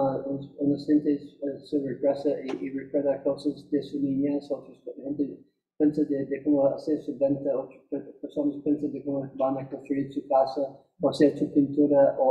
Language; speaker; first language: Spanish; non-native, fluent; English